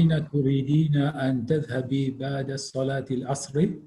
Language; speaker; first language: Arabic; non-native, learner; English